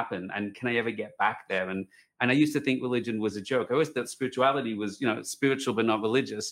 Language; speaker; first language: English; native; English